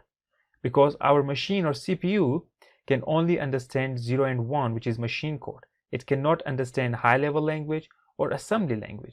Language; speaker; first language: English; non-native, fluent; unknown